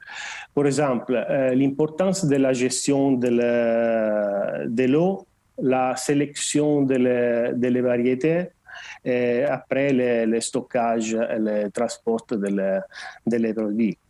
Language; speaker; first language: French; non-native, learner; Portuguese